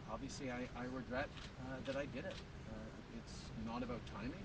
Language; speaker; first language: English; native; English